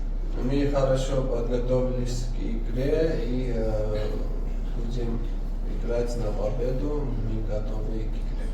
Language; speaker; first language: Russian; non-native, fluent; Armenian